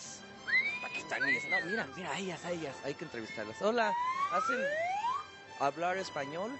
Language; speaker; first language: Spanish; native; Spanish